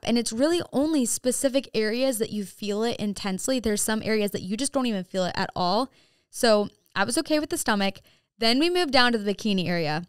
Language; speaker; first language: English; native; English